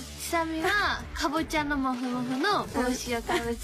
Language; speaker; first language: Japanese; native; Japanese